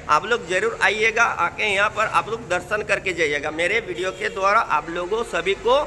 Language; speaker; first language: Hindi; non-native, local second language; Bangla